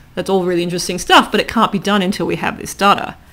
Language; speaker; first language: English; native; English